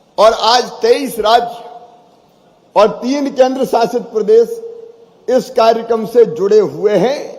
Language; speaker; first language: Hindi; native; Hindi